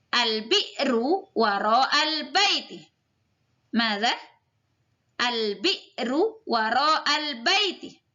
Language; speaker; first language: Arabic; non-native, fluent; Indonesian